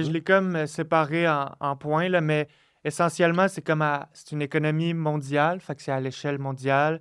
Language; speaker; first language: French; native; French